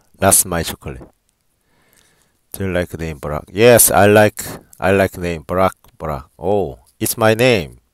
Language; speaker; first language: English; non-native, learner; Korean